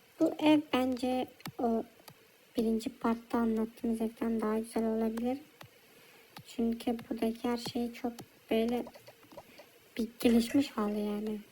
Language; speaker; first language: Turkish; early bilingual, heritage; Turkish